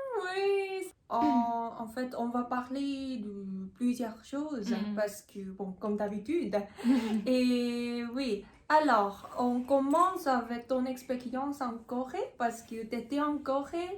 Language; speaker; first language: French; non-native, learner; Korean